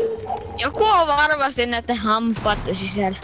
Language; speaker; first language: Finnish; native; Finnish